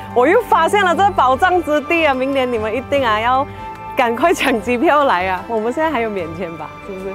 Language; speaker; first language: Chinese; native; Chinese